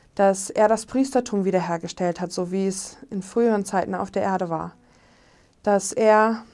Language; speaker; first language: German; native; German